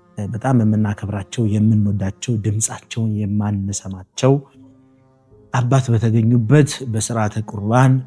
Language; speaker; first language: Amharic; native; Amharic